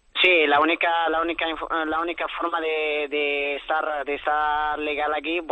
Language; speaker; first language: Spanish; early bilingual, other home language; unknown